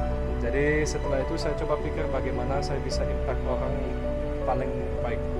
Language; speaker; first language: Indonesian; early bilingual, other home language; Dutch